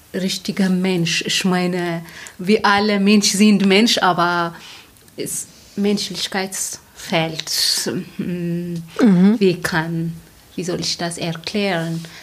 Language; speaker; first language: German; non-native, learner; Tigrinya